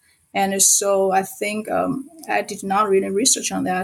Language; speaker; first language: English; non-native, fluent; Chinese